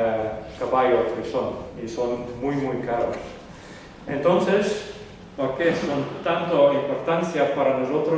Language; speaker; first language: Spanish; non-native, learner; Western Frisian